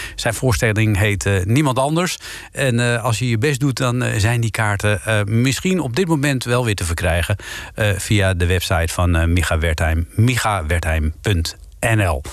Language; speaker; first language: Dutch; native; Dutch